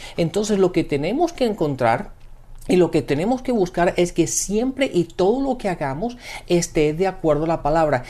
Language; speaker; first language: Spanish; early bilingual, heritage; Spanish